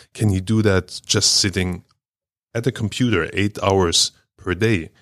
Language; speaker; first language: English; non-native, fluent; German